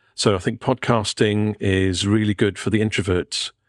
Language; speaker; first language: English; native; English